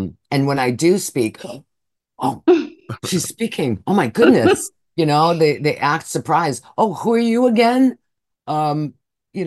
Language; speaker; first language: English; native; English